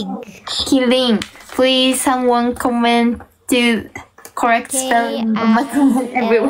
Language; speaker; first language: English; non-native, fluent; Japanese